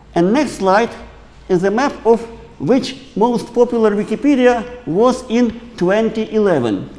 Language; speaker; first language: English; non-native, fluent; Ukrainian